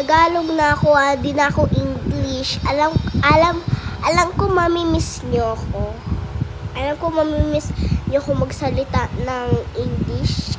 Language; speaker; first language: Filipino; native; Filipino